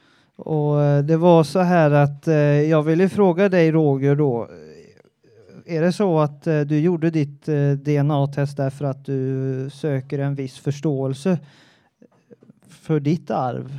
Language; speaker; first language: Swedish; native; Swedish